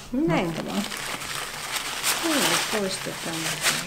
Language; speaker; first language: Finnish; non-native, fluent; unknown